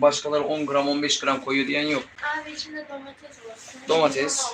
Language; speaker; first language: Turkish; native; Turkish